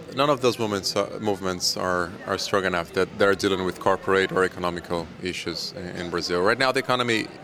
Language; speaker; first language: English; non-native, fluent; Portuguese